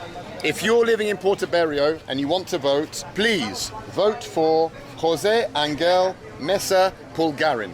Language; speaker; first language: Spanish; non-native, learner; English